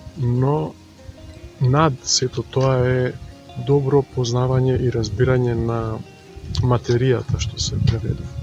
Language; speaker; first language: Macedonian; native; Macedonian